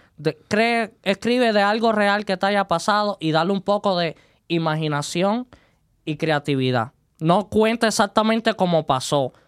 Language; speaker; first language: Spanish; native; Spanish